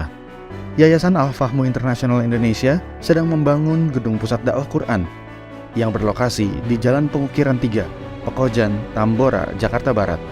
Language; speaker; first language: Indonesian; native; Indonesian